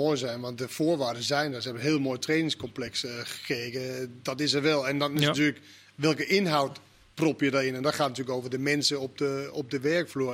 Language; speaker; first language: Dutch; non-native, fluent; Danish